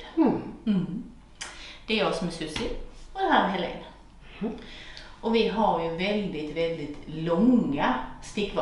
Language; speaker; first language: Swedish; native; Swedish